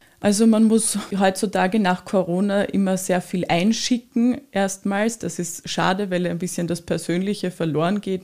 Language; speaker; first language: German; native; German